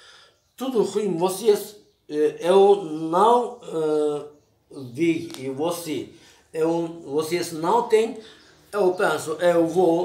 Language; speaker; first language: Portuguese; non-native, learner; Turkish